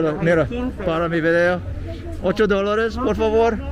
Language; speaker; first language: Spanish; non-native, learner; English